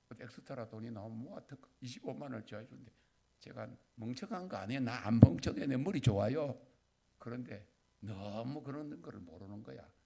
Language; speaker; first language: Korean; native; Korean